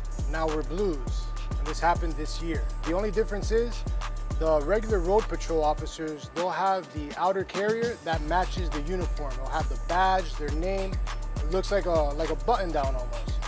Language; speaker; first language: English; early bilingual, other home language; Spanish